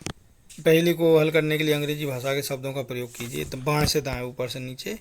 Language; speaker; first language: Hindi; native; Hindi